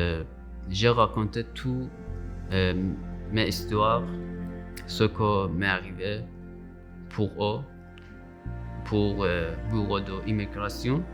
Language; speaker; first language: French; non-native, learner; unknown